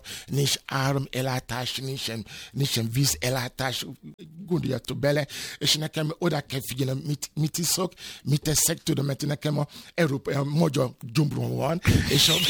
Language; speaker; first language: Hungarian; non-native, fluent; Yoruba